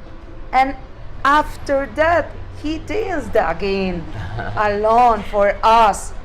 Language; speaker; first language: English; non-native, learner; Spanish